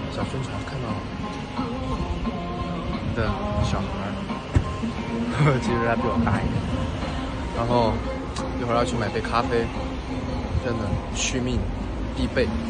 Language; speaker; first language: Chinese; native; Chinese